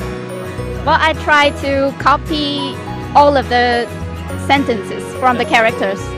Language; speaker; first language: English; non-native, fluent; Vietnamese